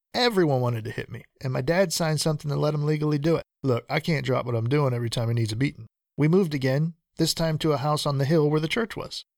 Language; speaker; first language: English; early bilingual, other home language; Spanish